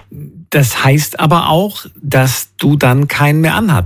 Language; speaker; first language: German; native; German